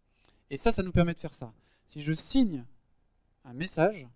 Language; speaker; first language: French; native; French